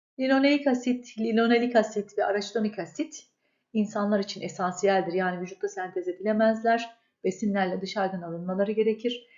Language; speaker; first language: Turkish; native; Turkish